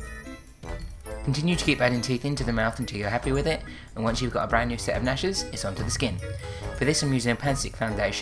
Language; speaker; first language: English; native; English